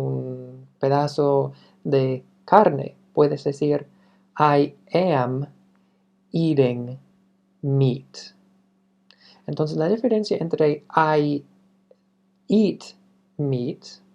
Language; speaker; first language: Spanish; non-native, fluent; English